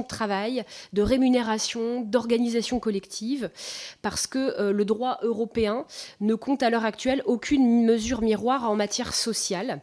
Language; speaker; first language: French; native; French